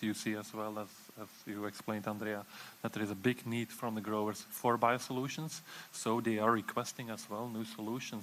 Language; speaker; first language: English; non-native, fluent; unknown